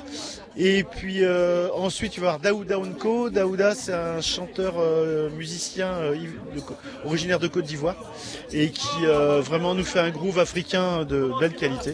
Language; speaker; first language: French; native; French